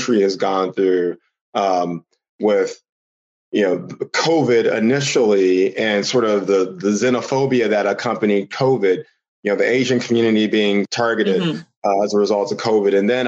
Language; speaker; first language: English; native; English